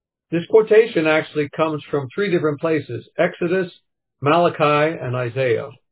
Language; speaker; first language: English; native; English